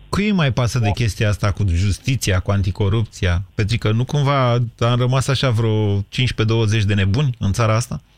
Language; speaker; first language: Romanian; native; Romanian